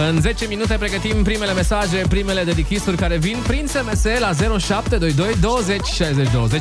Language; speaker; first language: Romanian; native; Romanian